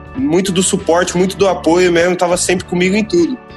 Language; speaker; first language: Portuguese; native; Portuguese